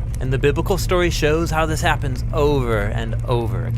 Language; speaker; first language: English; native; English